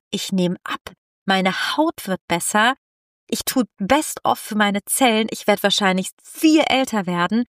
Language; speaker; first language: German; non-native, fluent; Italian